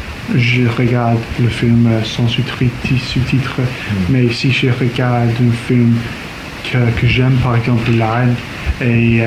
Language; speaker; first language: French; non-native, learner; English